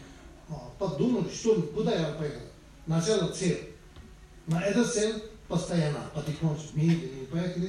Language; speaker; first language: Russian; non-native, learner; Tibetan